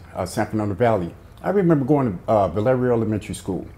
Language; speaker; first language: English; native; English